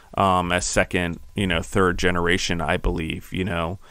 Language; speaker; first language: English; native; English